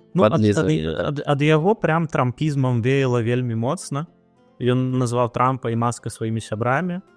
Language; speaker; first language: Belarusian; non-native, local second language; Russian